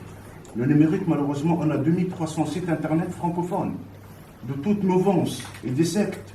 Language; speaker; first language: French; non-native, fluent; Arabic